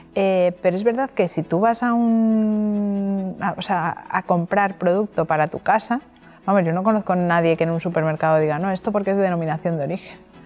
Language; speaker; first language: Spanish; native; Spanish